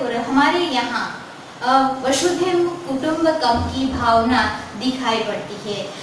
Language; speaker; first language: Hindi; non-native, local second language; Gujarati